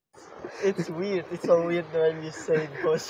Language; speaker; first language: English; non-native, learner; Indonesian